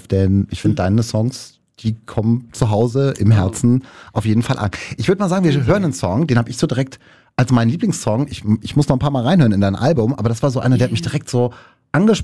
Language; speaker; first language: German; native; German